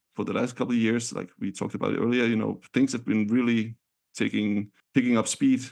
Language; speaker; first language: English; non-native, fluent; Danish